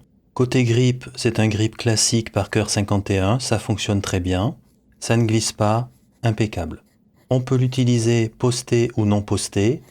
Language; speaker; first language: French; native; French